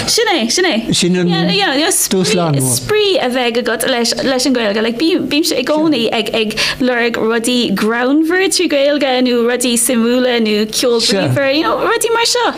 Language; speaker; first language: Irish; non-native, local second language; English